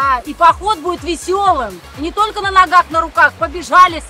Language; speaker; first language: Russian; native; Russian